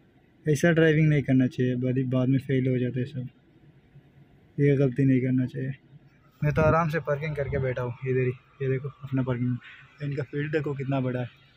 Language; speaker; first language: Hindi; native; Hindi